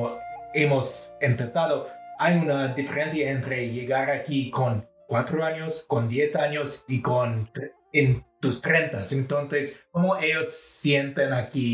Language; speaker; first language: Spanish; non-native, fluent; English